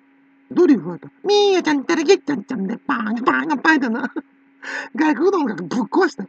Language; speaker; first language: Japanese; native; Japanese